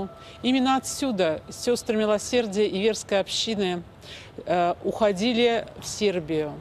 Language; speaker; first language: Russian; native; Russian